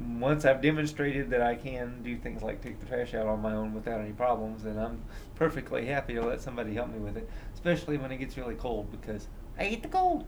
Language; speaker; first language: English; native; English